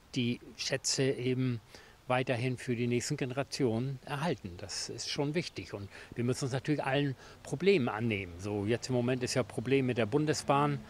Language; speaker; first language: German; native; German